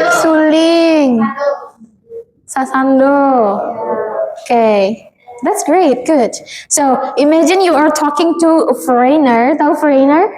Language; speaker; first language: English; non-native, fluent; Indonesian